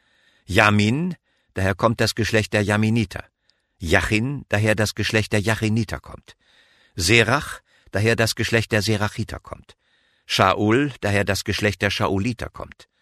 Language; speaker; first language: German; native; German